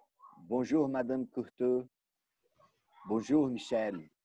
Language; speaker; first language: French; non-native, learner; Portuguese